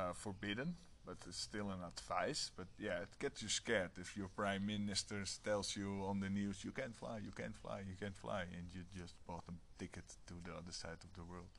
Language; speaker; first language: English; non-native, fluent; Dutch